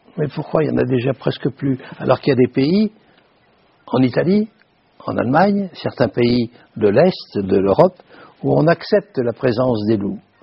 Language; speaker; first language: French; native; French